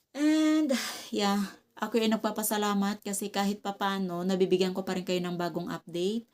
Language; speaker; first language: Filipino; non-native, local second language; Cebuano